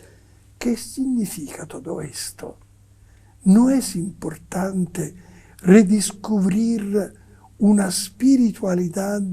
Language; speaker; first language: Spanish; non-native, fluent; Italian